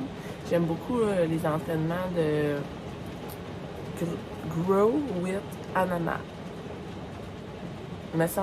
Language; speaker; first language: French; native; French